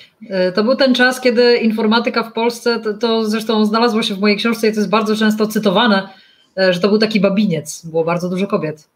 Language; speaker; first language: Polish; native; Polish